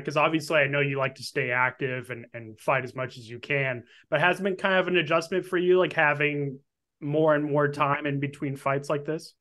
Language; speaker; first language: English; native; English